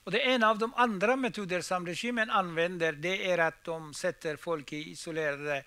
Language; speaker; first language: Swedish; non-native, fluent; Persian